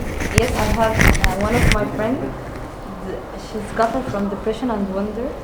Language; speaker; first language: English; non-native, learner; Arabic